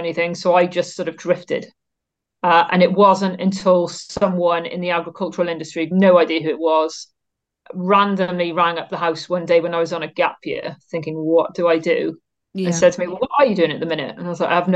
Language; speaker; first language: English; native; English